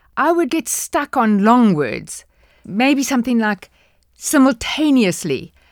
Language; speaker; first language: English; native; English